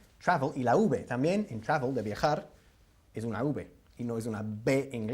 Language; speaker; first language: Spanish; non-native, fluent; English